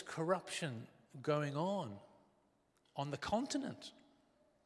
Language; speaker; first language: English; native; English